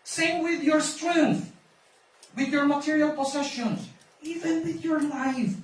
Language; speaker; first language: English; non-native, local second language; Filipino